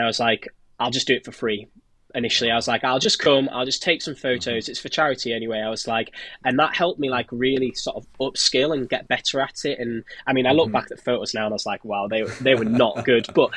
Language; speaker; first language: English; native; English